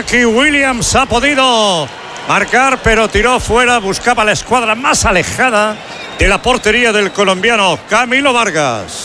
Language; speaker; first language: Spanish; native; Spanish